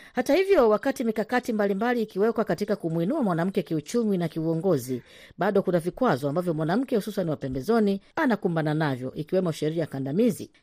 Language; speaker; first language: Swahili; native; Swahili